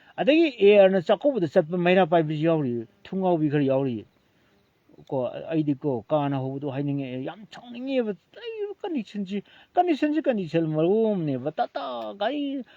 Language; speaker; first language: Manipuri; non-native, local second language; Thado Chin